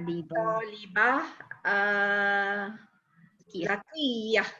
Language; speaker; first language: Arabic; non-native, learner; Malay